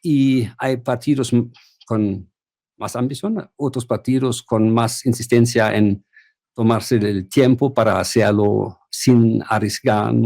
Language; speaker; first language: Spanish; non-native, fluent; German